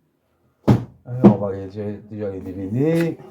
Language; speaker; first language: French; native; French